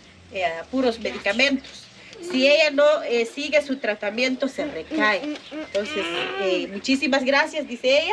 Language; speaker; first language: Spanish; non-native, local second language; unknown